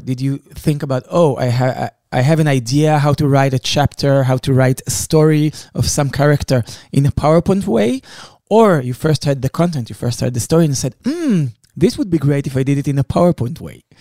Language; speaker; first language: English; non-native, fluent; Hebrew